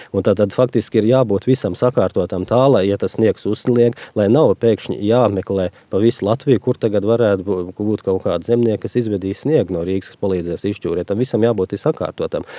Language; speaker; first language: Latvian; native; Latvian